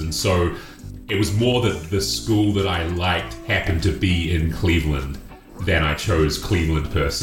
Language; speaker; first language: English; native; English